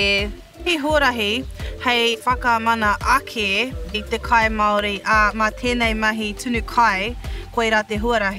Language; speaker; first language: Māori; non-native, local second language; English